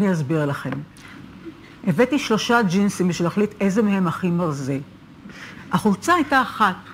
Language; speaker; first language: Hebrew; native; Hebrew